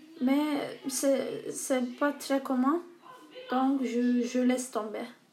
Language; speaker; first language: French; non-native, learner; Turkish